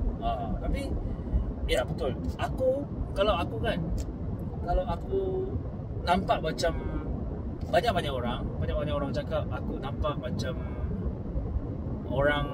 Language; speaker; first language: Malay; non-native, fluent; Korean